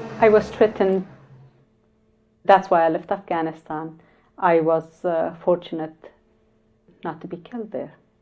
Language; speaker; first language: English; non-native, fluent; Persian